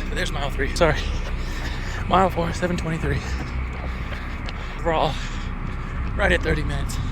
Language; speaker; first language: English; native; English